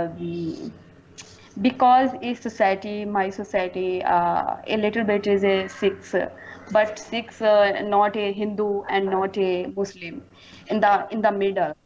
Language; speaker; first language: English; non-native, learner; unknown